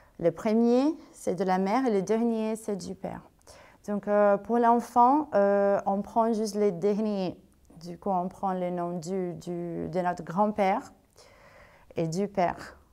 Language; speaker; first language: French; non-native, fluent; Portuguese